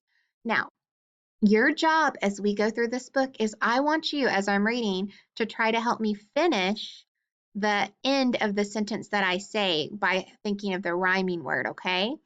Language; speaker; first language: English; native; English